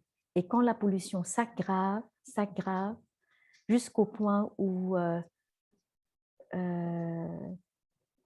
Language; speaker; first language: French; non-native, fluent; Vietnamese